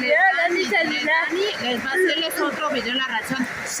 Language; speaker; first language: Spanish; native; Spanish